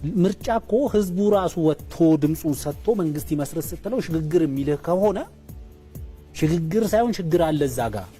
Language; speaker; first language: Amharic; non-native, local second language; Oromo